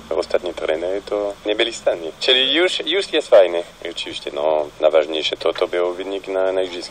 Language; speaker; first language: Polish; non-native, fluent; French